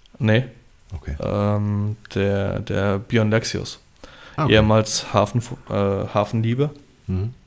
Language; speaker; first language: German; early bilingual, other home language; Polish